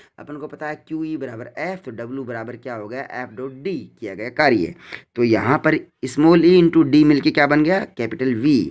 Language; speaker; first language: Hindi; native; Hindi